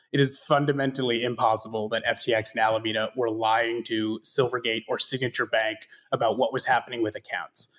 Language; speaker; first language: English; native; English